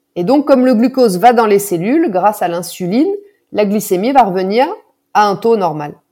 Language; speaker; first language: French; native; French